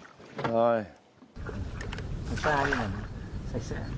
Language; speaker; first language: Vietnamese; native; Vietnamese